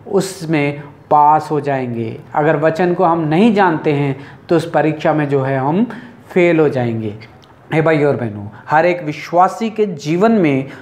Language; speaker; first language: Hindi; non-native, local second language; Telugu